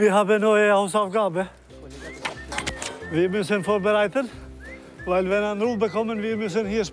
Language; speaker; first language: German; non-native, learner; Albanian